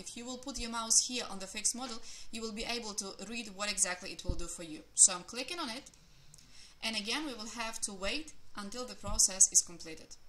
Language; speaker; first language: English; non-native, fluent; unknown